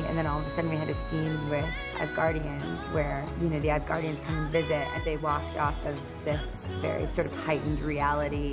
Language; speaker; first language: English; native; English